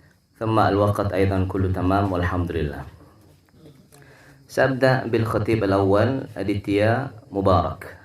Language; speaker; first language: Arabic; non-native, fluent; Indonesian